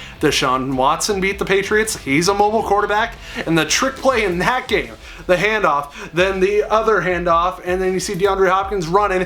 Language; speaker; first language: English; native; English